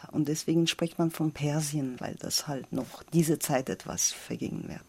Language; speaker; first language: German; non-native, fluent; Persian